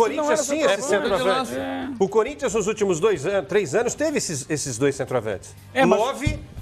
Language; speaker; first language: Portuguese; native; Portuguese